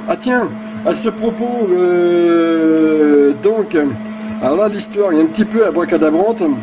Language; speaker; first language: French; native; French